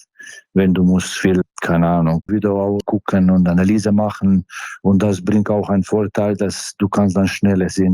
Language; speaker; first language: German; non-native, fluent; Slovenian